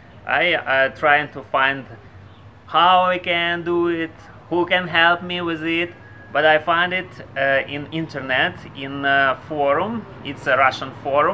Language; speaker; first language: English; non-native, learner; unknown